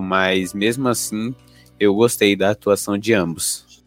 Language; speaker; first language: Portuguese; native; Portuguese